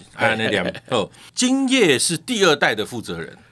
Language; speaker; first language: Min Nan Chinese; native; Min Nan Chinese